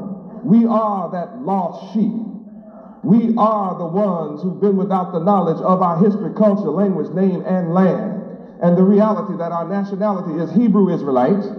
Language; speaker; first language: English; native; English